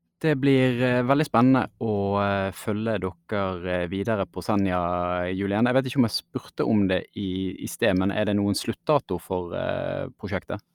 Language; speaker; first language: Norwegian; native; Norwegian